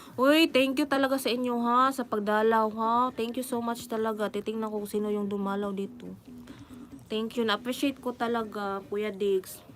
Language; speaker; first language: Filipino; non-native, local second language; Cebuano